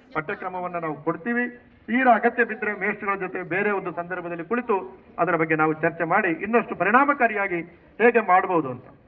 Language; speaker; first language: Kannada; non-native, local second language; Tulu